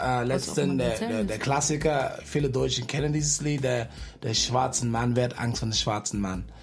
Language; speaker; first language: German; non-native, fluent; English